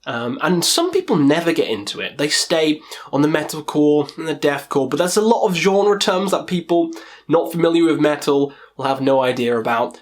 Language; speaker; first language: English; native; English